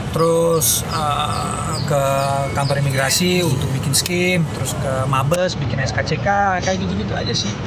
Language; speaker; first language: Indonesian; non-native, fluent; Dutch